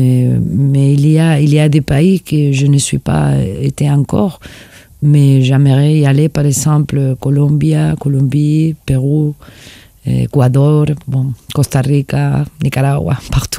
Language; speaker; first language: French; non-native, fluent; Spanish